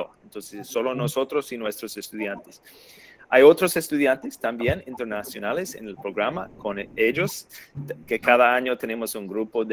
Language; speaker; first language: Spanish; non-native, fluent; English